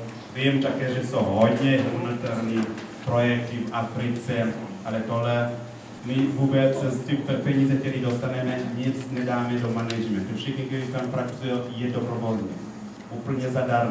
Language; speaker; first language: Czech; non-native, learner; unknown